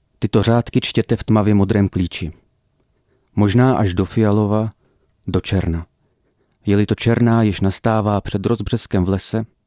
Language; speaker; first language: Czech; early bilingual, other home language; Russian